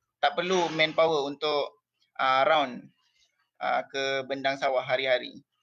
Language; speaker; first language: Malay; native; Malay